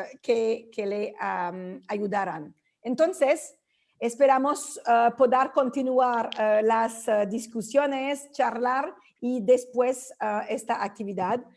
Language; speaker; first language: Spanish; non-native, fluent; French